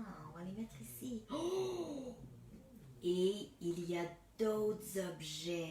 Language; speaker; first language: French; native; French